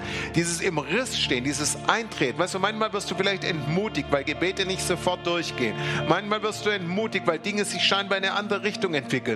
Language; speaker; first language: German; native; German